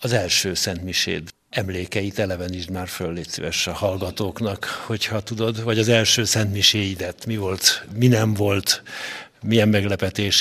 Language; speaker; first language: Hungarian; native; Hungarian